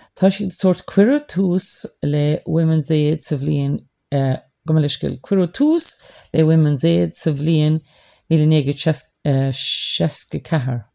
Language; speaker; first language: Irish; non-native, local second language; English